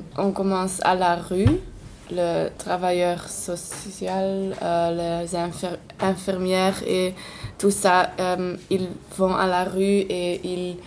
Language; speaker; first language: French; non-native, local second language; Dutch